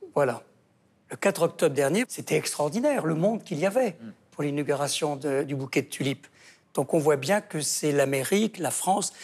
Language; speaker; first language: French; native; French